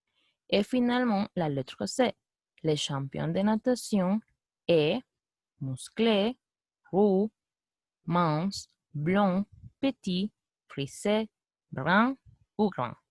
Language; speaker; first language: French; non-native, fluent; Spanish